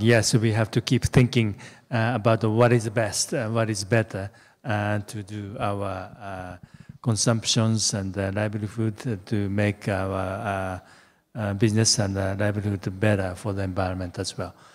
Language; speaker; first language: English; non-native, fluent; Japanese